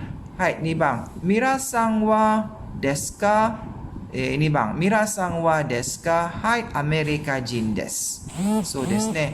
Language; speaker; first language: Japanese; non-native, fluent; Malay